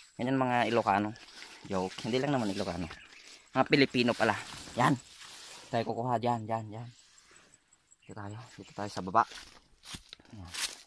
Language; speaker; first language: Filipino; non-native, local second language; Iloko